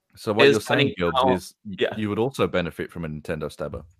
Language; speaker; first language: English; native; English